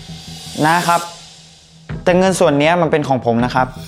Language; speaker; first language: Thai; native; Thai